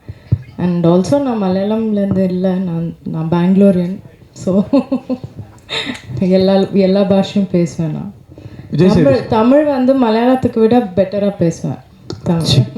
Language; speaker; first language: Tamil; non-native, local second language; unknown